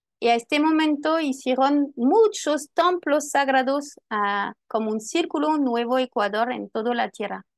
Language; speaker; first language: Spanish; non-native, fluent; French